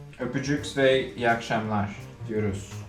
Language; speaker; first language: Turkish; non-native, learner; English